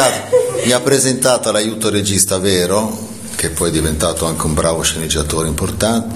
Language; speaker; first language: Italian; native; Italian